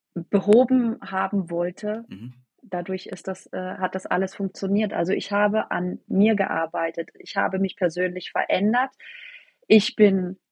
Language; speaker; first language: German; native; German